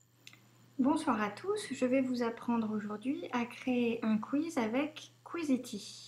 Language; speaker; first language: French; native; French